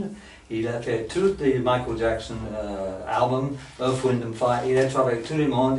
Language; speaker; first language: French; non-native, fluent; English